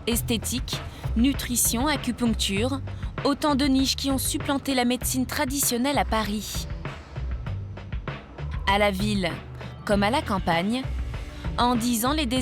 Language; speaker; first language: French; native; French